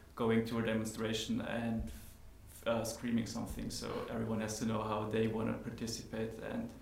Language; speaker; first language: English; non-native, fluent; German